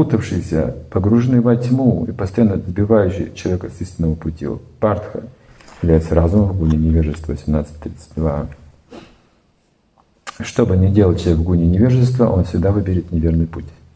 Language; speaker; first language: Russian; native; Russian